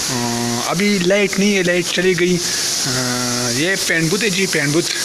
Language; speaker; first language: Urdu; non-native, local second language; Pashto